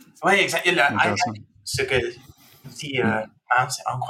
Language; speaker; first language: French; non-native, fluent; English